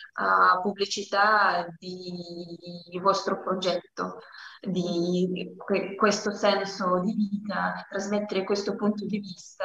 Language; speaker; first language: Italian; non-native, learner; Russian